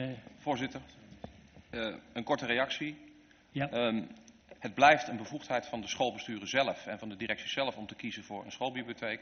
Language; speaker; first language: Dutch; native; Dutch